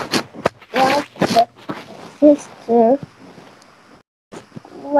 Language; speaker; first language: English; non-native, learner; Arabic